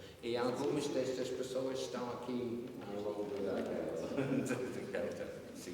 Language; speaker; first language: Portuguese; non-native, learner; English